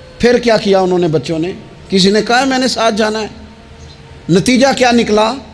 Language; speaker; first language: Urdu; non-native, local second language; Punjabi